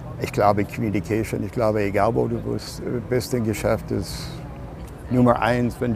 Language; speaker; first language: German; non-native, fluent; English